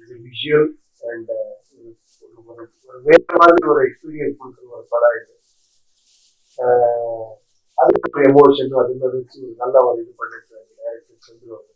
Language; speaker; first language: Tamil; non-native, learner; Kannada